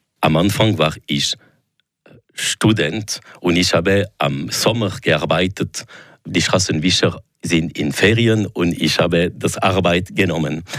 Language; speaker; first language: German; non-native, local second language; French